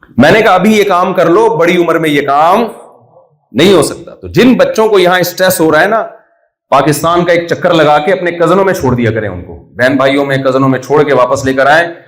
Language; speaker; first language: Urdu; native; Urdu